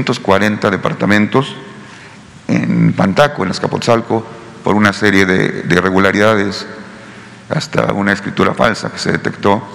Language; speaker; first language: Spanish; native; Spanish